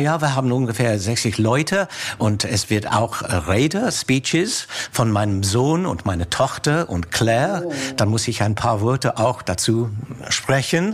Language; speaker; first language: German; non-native, fluent; English